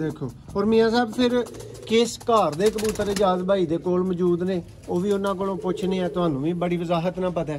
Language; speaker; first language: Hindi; non-native, local second language; Punjabi